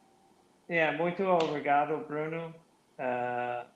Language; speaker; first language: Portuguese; non-native, learner; English